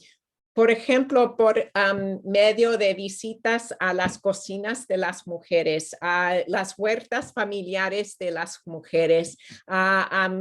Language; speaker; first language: Spanish; non-native, fluent; English